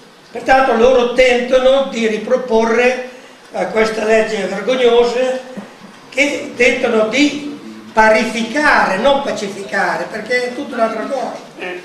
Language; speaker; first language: Italian; native; Italian